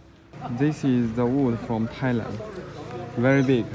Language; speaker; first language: English; non-native, learner; Chinese